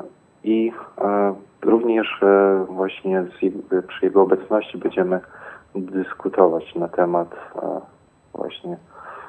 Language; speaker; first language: Polish; native; Polish